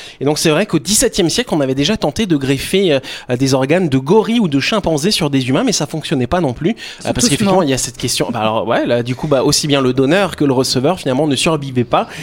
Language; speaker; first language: French; native; French